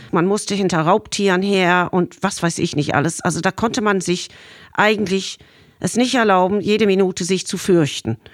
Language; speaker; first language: German; non-native, fluent; English